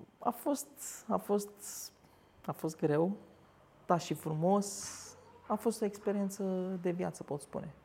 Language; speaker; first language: Romanian; early bilingual, other home language; Turkish